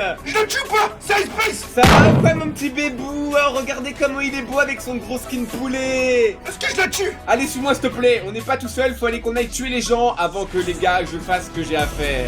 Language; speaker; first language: French; native; French